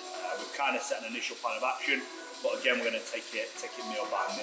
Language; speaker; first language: English; native; English